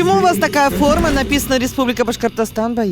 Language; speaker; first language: Russian; native; Russian